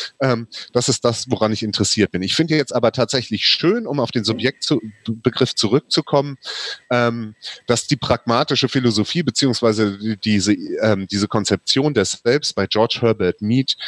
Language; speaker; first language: German; native; German